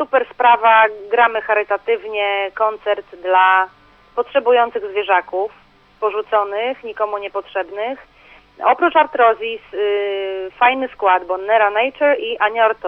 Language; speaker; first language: Polish; native; Polish